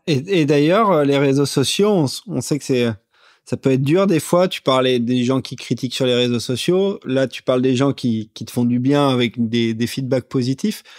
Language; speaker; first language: French; native; French